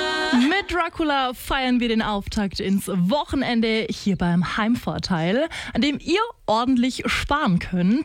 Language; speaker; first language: German; native; German